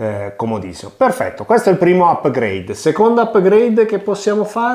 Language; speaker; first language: Italian; native; Italian